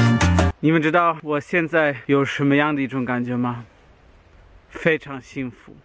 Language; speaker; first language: Chinese; non-native, fluent; German